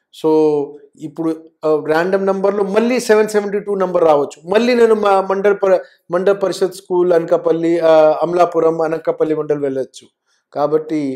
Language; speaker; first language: Telugu; non-native, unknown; Hindi